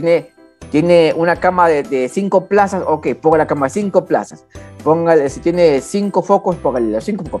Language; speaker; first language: Spanish; native; Spanish